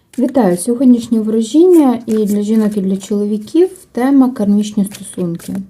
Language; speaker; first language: Ukrainian; non-native, local second language; Russian